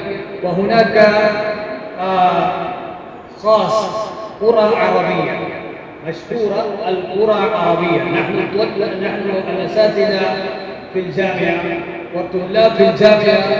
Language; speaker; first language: Arabic; non-native, fluent; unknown